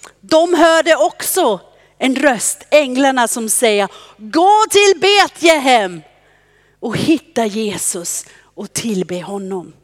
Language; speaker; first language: Swedish; non-native, fluent; German